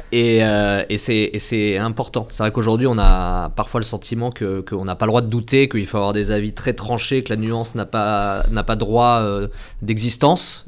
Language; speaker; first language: French; native; French